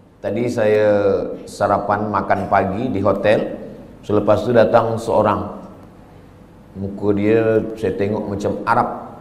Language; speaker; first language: Malay; native; Malay